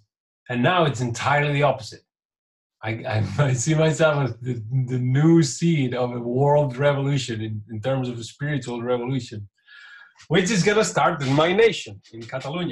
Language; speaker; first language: English; non-native, fluent; Catalan